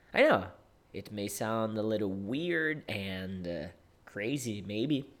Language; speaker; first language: English; non-native, fluent; Portuguese